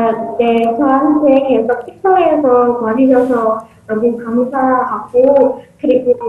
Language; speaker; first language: Korean; non-native, fluent; Malay